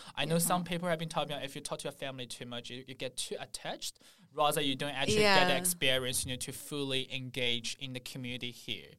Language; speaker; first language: English; non-native, fluent; Chinese